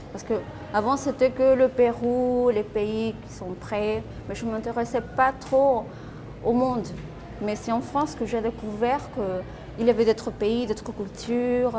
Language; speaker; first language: French; non-native, fluent; Spanish